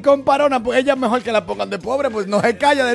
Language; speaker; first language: Spanish; native; Spanish